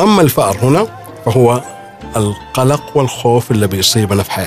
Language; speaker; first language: Arabic; native; Arabic